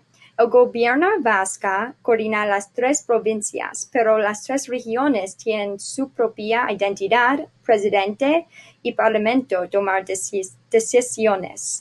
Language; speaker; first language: Spanish; non-native, learner; English